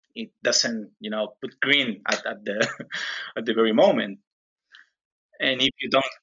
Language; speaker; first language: English; non-native, learner; Spanish